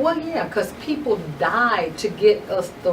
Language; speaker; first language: English; native; English